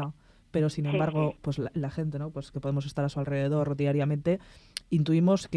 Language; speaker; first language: Spanish; native; Spanish